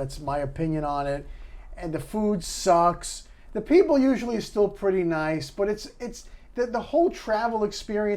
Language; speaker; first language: English; native; English